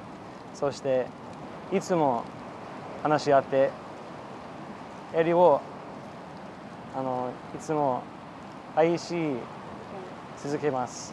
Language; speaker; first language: Japanese; non-native, learner; English